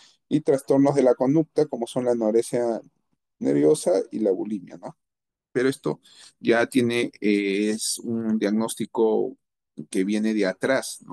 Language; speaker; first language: Spanish; native; Spanish